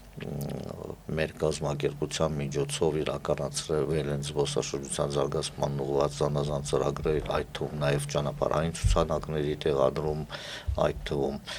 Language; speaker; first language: Armenian; native; Armenian